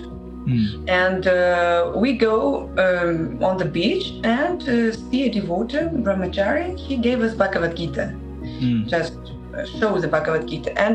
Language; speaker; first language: English; non-native, learner; Russian